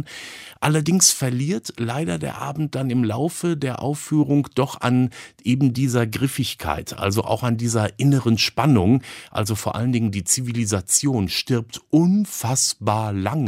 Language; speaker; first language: German; native; German